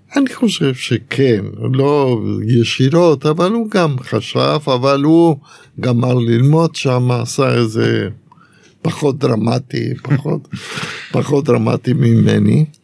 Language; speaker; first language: Hebrew; non-native, fluent; Spanish